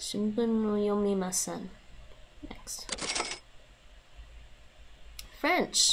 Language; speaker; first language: Japanese; non-native, learner; English